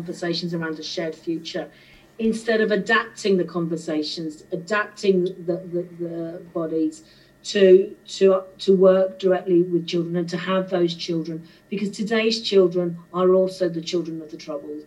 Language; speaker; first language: English; native; English